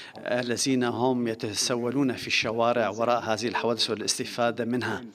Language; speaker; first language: Arabic; non-native, fluent; Turkish